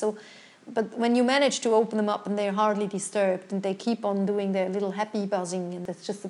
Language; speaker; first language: English; non-native, fluent; Swiss German